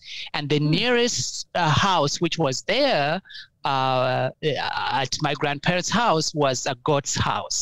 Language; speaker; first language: English; non-native, local second language; Ganda